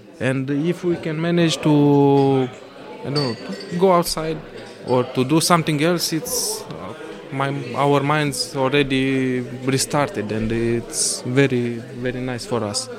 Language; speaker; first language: English; non-native, fluent; Romanian